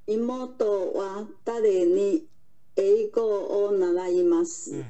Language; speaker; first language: Japanese; non-native, learner; Chinese